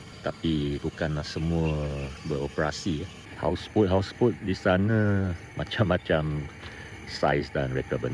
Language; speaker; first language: Malay; native; Malay